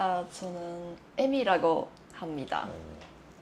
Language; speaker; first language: Korean; non-native, learner; Japanese